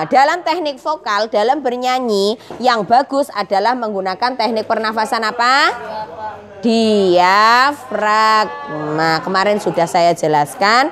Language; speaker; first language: Indonesian; non-native, local second language; Javanese